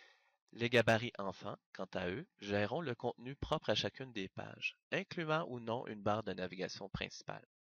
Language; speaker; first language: French; native; French